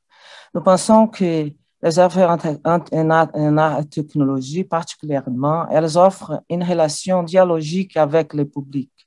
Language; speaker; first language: French; non-native, learner; Portuguese